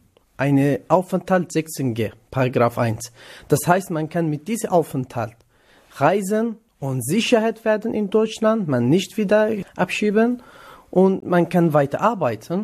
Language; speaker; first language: German; non-native, learner; Kurdish